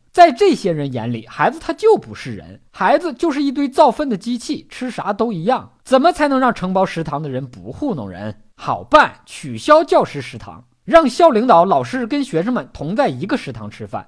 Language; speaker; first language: Chinese; native; Chinese